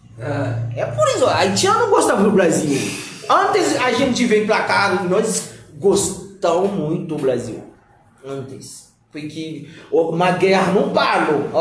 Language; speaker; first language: Portuguese; non-native, learner; Haitian Creole